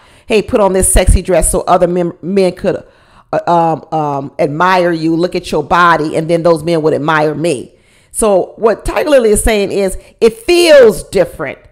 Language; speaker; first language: English; native; English